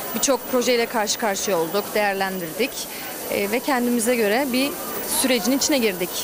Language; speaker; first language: Turkish; early bilingual, heritage; Turkish